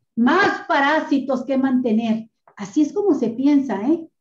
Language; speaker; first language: Spanish; native; Spanish